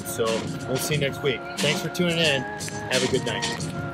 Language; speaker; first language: English; native; English